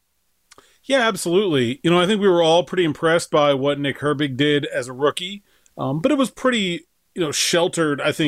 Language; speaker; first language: English; native; English